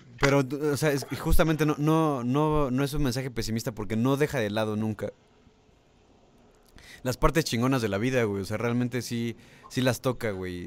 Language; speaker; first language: Spanish; native; Spanish